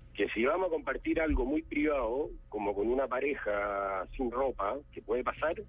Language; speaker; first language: Spanish; native; Spanish